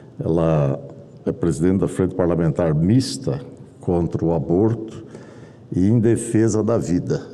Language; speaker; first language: Portuguese; native; Portuguese